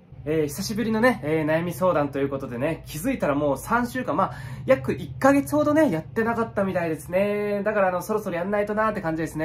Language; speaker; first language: Japanese; native; Japanese